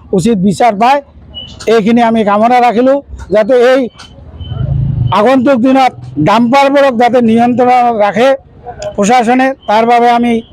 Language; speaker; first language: Assamese; non-native, local second language; Bangla